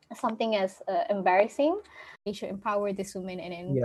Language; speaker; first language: English; non-native, local second language; Malay